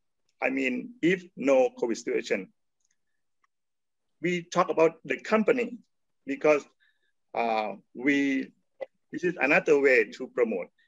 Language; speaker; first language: English; non-native, learner; Thai